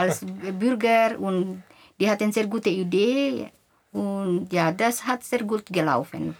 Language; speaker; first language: German; non-native, fluent; Indonesian